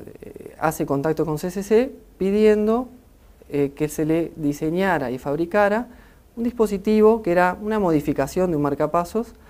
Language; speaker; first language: Spanish; native; Spanish